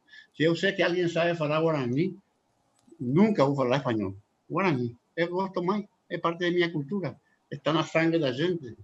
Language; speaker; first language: Portuguese; non-native, local second language; Spanish